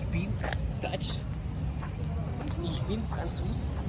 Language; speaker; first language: German; non-native, learner; Spanish